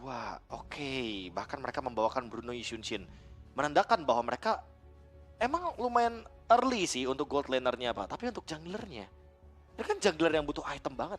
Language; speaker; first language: Indonesian; native; Indonesian